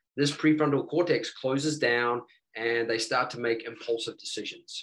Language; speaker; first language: English; native; English